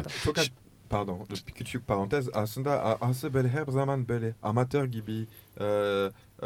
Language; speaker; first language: Turkish; non-native, learner; French